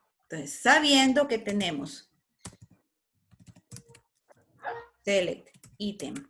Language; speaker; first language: Spanish; native; Spanish